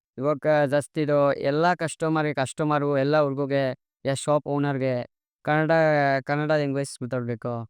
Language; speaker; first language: Kannada; non-native, learner; Assamese